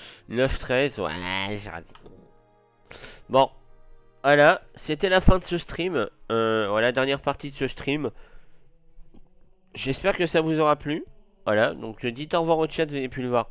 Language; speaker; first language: French; native; French